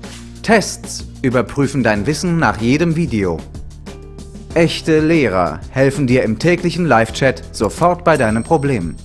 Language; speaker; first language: German; native; German